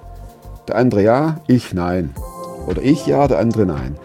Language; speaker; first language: German; native; German